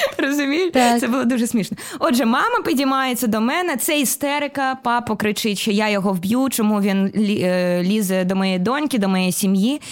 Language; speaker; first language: Ukrainian; non-native, local second language; Russian